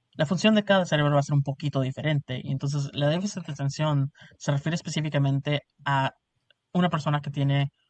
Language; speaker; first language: Spanish; early bilingual, heritage; Spanish